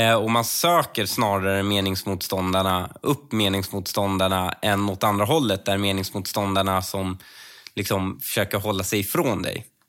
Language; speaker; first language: Swedish; early bilingual, other home language; Persian